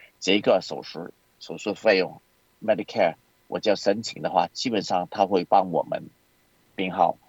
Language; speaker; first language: Chinese; non-native, local second language; Cantonese